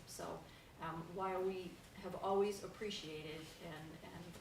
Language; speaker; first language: English; native; English